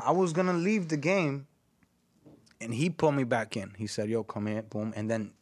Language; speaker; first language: English; early bilingual, other home language; Spanish